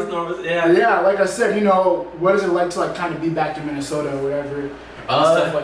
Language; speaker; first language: English; native; English